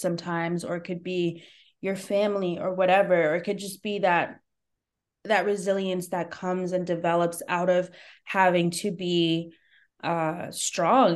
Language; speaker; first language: English; native; English